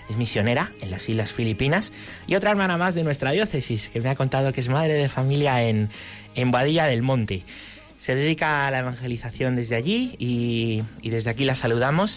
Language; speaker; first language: Spanish; native; Spanish